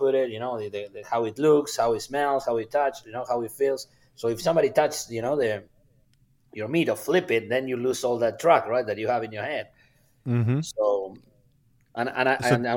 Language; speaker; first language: English; non-native, fluent; Spanish